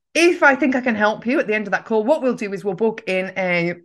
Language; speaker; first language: English; native; English